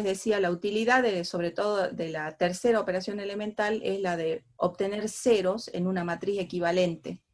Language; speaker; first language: Spanish; native; Spanish